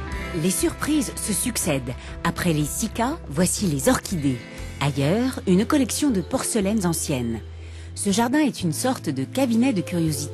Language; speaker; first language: French; native; French